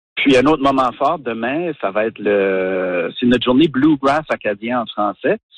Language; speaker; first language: French; native; French